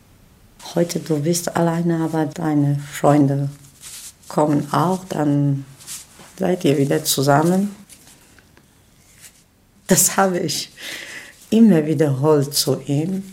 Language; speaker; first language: German; non-native, learner; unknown